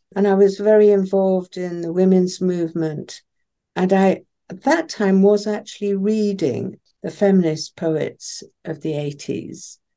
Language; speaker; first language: English; non-native, local second language; Persian